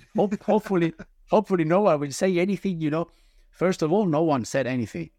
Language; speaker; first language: English; non-native, fluent; Italian